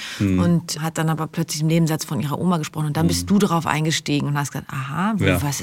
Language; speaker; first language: German; native; German